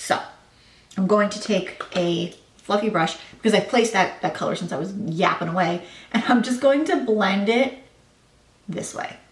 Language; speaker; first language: English; native; English